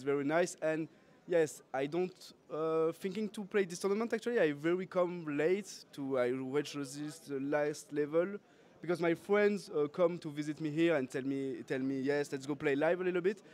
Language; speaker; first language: English; non-native, learner; French